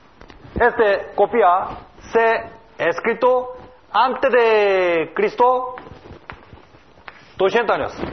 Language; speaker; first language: Spanish; non-native, learner; Korean